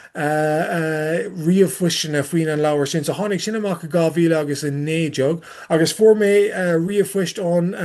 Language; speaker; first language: Irish; non-native, learner; English